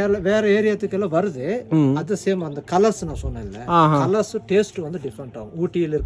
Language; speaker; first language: Malayalam; non-native, learner; Tamil